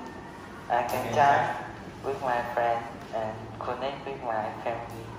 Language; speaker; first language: English; non-native, learner; Vietnamese